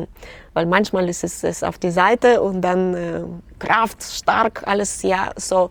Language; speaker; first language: German; non-native, learner; Russian